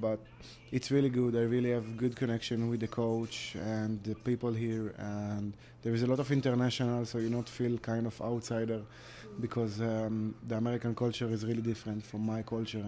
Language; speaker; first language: English; non-native, learner; Hebrew